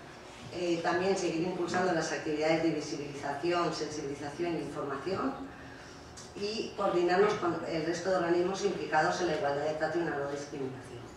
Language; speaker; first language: Spanish; native; Spanish